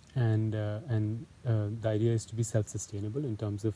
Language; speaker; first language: English; non-native, local second language; Hindi